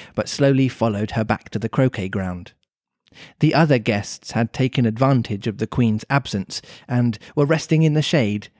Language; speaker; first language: English; native; English